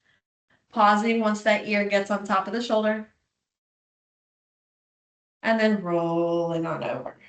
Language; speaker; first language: English; native; English